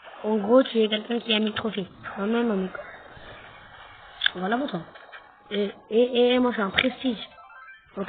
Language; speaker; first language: French; native; French